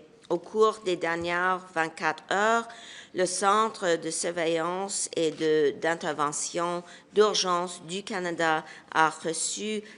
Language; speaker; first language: French; non-native, local second language; English